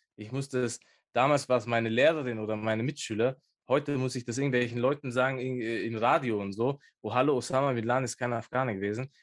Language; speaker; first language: German; early bilingual, other home language; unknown